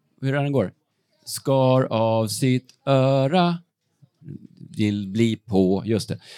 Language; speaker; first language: Swedish; native; Swedish